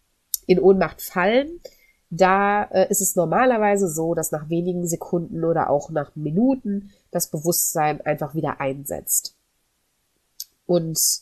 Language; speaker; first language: German; native; German